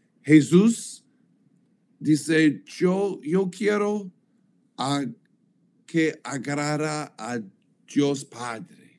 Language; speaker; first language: Spanish; non-native, learner; English